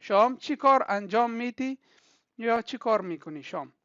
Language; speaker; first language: Persian; non-native, local second language; Pashto